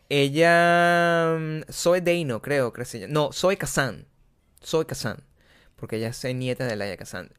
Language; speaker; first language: Spanish; native; Spanish